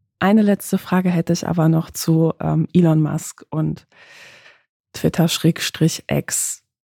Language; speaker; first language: German; early bilingual, other home language; Polish